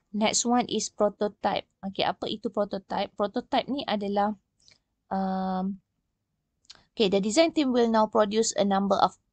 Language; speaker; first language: English; non-native, local second language; Malay